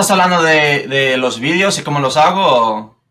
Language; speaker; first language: Spanish; non-native, fluent; English